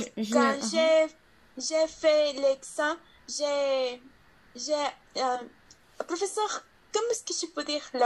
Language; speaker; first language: French; non-native, learner; Spanish